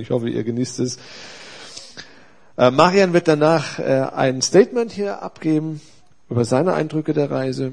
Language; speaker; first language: German; native; German